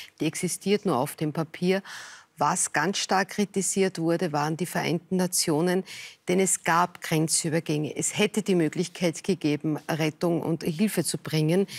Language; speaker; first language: German; native; German